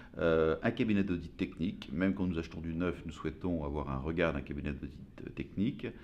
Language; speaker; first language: French; native; French